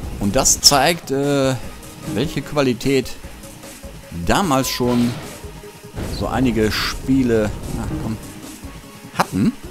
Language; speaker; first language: German; native; German